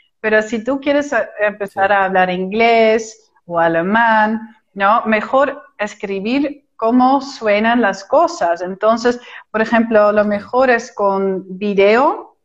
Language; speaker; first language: Spanish; non-native, fluent; Dutch